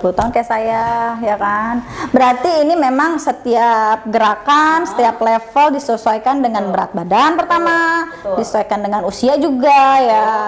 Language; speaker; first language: Indonesian; native; Indonesian